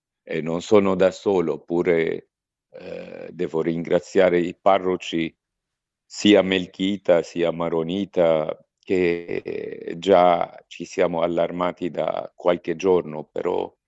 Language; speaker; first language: Italian; non-native, fluent; Arabic